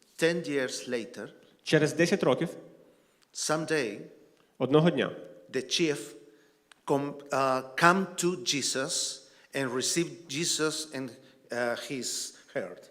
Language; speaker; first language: English; non-native, learner; Spanish